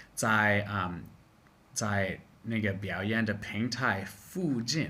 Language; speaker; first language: Chinese; non-native, fluent; English